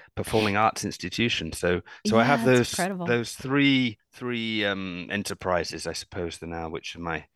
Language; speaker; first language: English; native; English